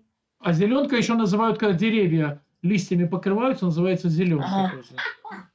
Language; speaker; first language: Russian; native; Russian